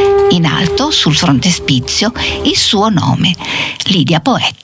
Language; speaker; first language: Italian; native; Italian